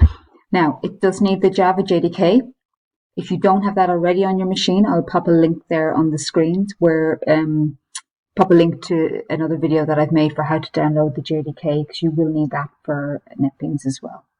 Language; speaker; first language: English; native; English